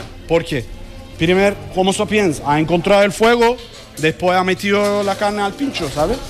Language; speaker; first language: Spanish; non-native, learner; Turkish